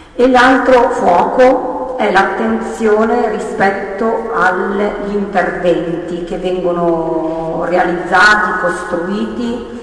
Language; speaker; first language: Italian; native; Italian